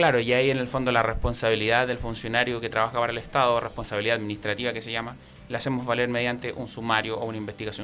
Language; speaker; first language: Spanish; native; Spanish